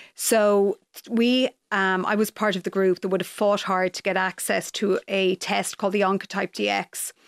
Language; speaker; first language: English; native; English